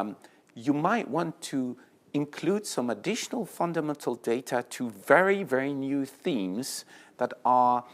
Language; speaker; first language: English; non-native, fluent; French